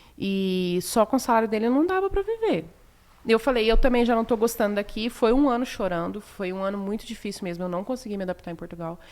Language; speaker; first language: Portuguese; native; Portuguese